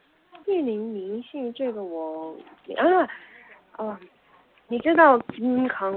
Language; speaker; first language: Chinese; non-native, learner; Korean